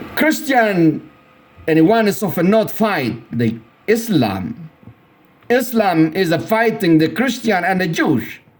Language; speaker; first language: English; non-native, learner; Amharic